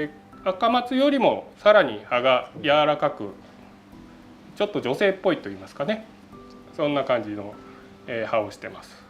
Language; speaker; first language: Japanese; native; Japanese